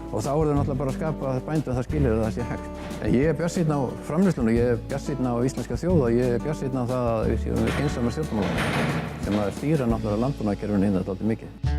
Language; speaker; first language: Icelandic; native; Icelandic